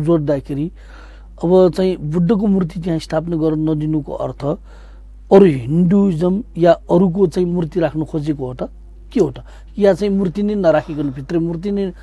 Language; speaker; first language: Nepali; non-native, local second language; Newari